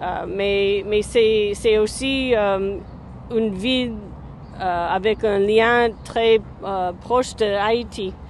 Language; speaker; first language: French; non-native, fluent; English